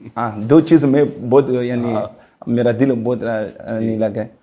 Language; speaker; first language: Urdu; non-native, learner; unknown